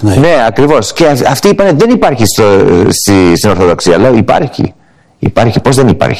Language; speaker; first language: Greek; early bilingual, heritage; English